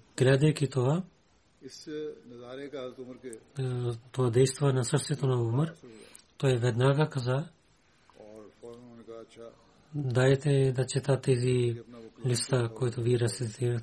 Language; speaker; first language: Bulgarian; non-native, learner; Urdu